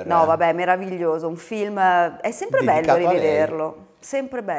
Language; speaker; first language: Italian; native; Italian